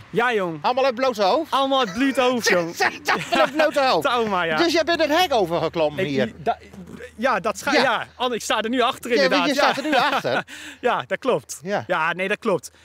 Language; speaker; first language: Dutch; native; Dutch